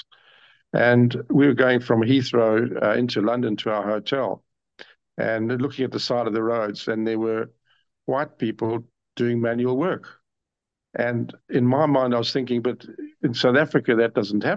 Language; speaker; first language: English; native; English